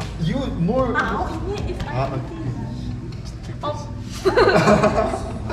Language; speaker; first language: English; non-native, learner; Korean